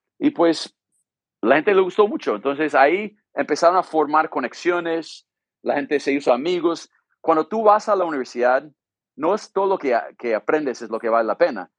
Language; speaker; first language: Spanish; non-native, fluent; English